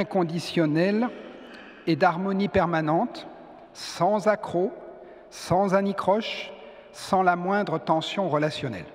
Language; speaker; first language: French; native; French